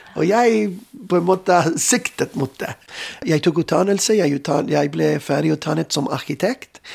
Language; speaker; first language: Norwegian; non-native, fluent; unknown